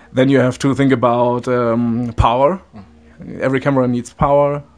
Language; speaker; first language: English; non-native, fluent; German